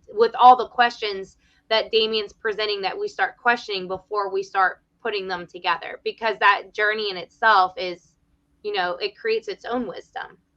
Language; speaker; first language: English; native; English